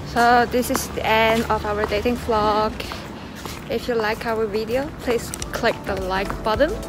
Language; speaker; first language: English; non-native, learner; Cantonese